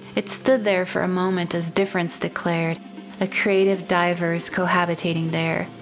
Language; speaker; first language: English; non-native, fluent; Portuguese